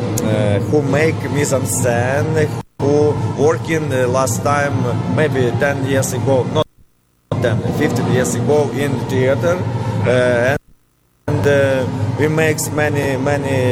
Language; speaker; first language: English; non-native, learner; Ukrainian